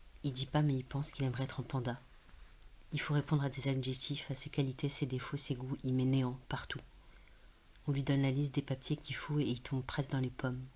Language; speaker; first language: French; native; French